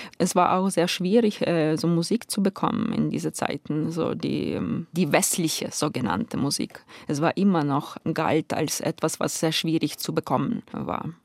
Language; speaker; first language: German; non-native, fluent; Ukrainian